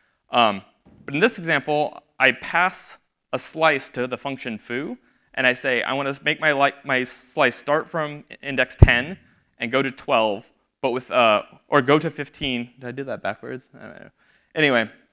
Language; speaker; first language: English; native; English